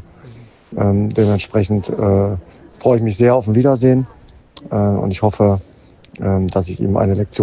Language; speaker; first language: German; native; German